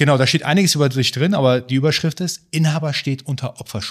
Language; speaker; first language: German; early bilingual, other home language; Persian